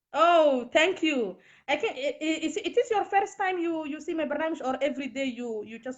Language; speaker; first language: English; non-native, learner; Somali